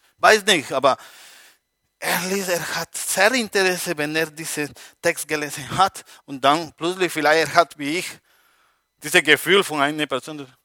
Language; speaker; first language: German; non-native, learner; Spanish